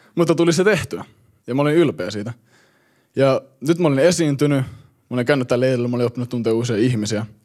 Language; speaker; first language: Finnish; early bilingual, heritage; Finnish